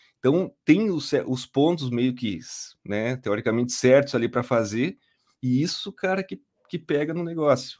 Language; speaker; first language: Portuguese; native; Portuguese